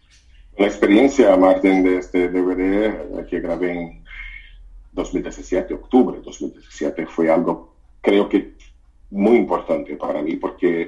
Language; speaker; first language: Spanish; non-native, fluent; Portuguese